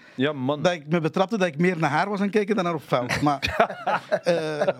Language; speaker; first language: Dutch; non-native, fluent; Catalan